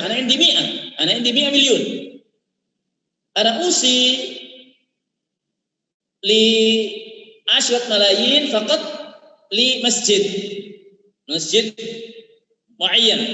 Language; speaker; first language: Arabic; non-native, fluent; Indonesian